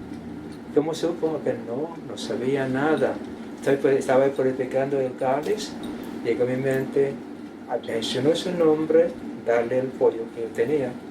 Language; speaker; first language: Spanish; non-native, learner; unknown